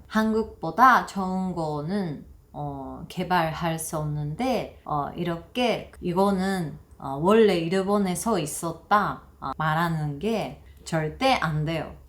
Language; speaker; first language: Korean; non-native, learner; Japanese